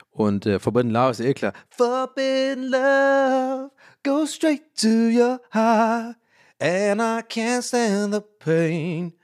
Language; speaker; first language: German; early bilingual, other home language; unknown